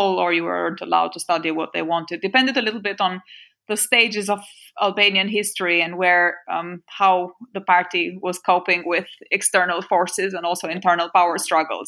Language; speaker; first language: English; non-native, fluent; French